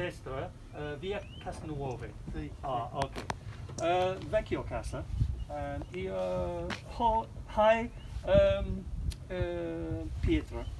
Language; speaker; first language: Italian; non-native, learner; English